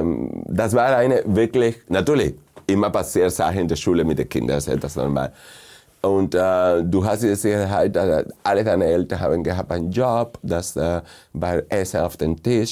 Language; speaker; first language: German; non-native, fluent; Spanish